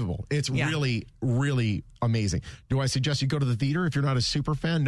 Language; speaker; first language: English; native; English